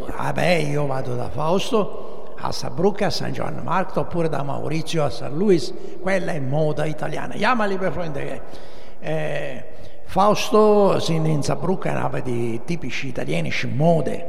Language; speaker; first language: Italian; non-native, learner; German